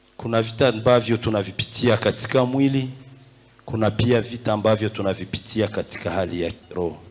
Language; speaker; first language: Swahili; native; Swahili